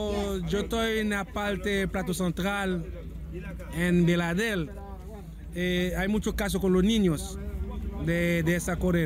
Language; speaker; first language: Spanish; non-native, learner; Haitian Creole